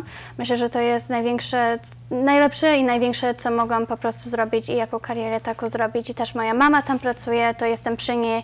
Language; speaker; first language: Polish; early bilingual, other home language; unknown